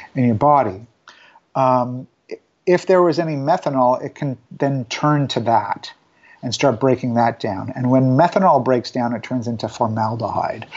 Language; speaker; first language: English; native; English